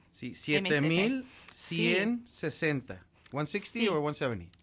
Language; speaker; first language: Spanish; native; Spanish